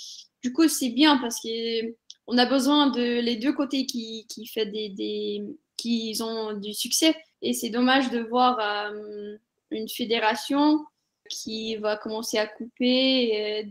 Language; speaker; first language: French; non-native, fluent; English